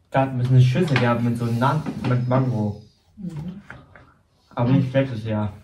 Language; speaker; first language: German; early bilingual, other home language; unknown